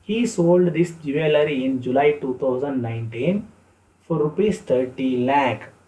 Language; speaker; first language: English; non-native, local second language; Kannada